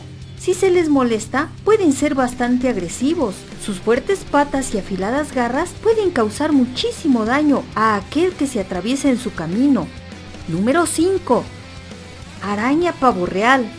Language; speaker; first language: Spanish; native; Spanish